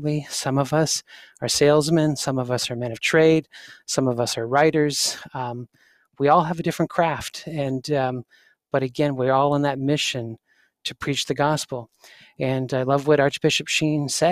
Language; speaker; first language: English; native; English